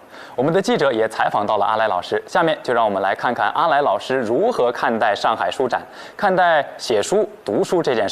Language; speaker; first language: Chinese; native; Chinese